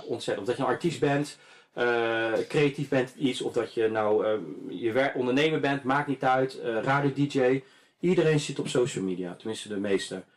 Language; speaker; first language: Dutch; native; Dutch